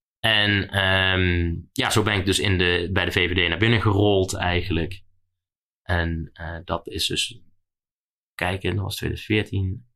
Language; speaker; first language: Dutch; native; Dutch